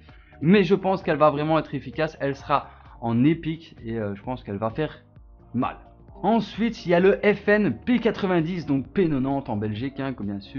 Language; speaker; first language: French; native; French